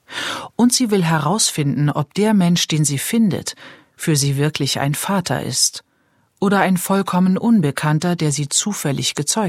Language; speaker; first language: German; native; German